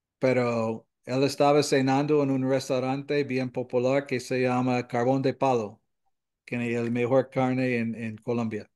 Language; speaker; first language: Spanish; non-native, fluent; English